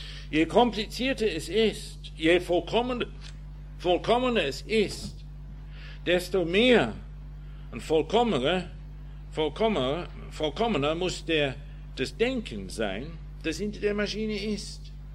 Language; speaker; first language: German; non-native, fluent; English